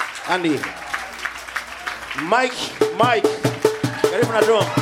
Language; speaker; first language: English; non-native, learner; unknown